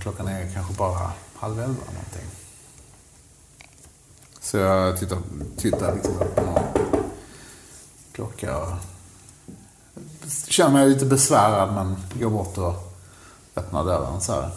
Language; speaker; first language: Swedish; native; Swedish